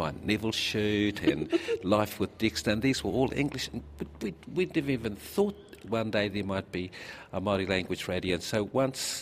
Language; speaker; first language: English; native; English